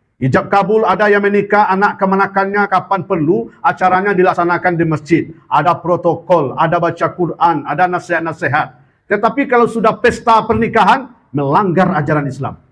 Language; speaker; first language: Malay; non-native, local second language; Minangkabau